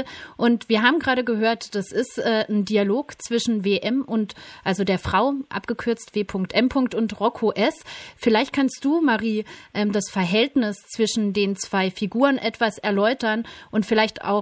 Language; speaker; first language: German; native; German